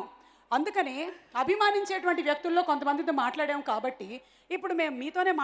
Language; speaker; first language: Telugu; native; Telugu